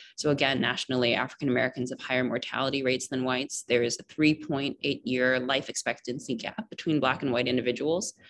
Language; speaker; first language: English; native; English